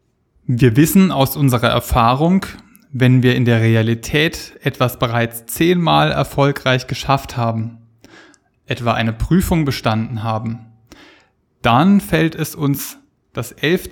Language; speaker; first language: German; native; German